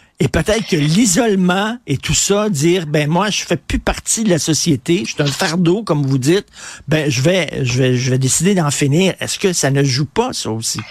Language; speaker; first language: French; native; French